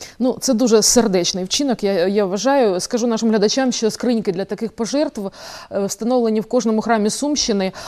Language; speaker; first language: Ukrainian; native; Ukrainian